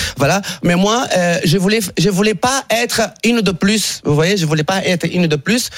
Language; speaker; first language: French; non-native, fluent; Portuguese